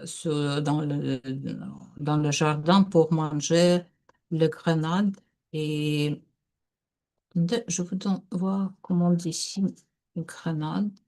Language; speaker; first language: French; non-native, learner; Russian